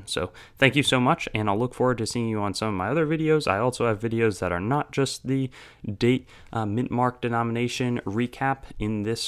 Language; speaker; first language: English; native; English